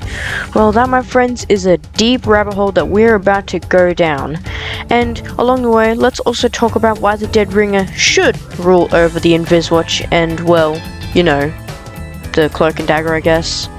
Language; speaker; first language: English; native; English